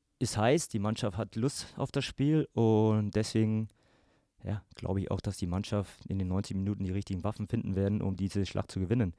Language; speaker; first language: German; native; German